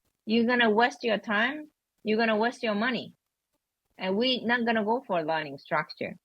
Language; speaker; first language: English; non-native, learner; Japanese